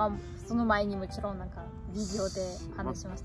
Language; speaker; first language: Japanese; non-native, learner; German